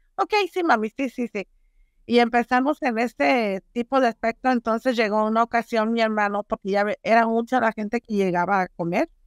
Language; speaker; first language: Spanish; native; Spanish